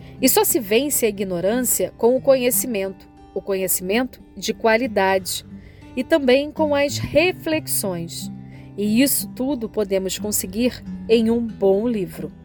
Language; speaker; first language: Portuguese; native; Portuguese